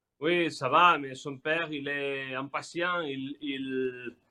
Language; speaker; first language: French; non-native, learner; Spanish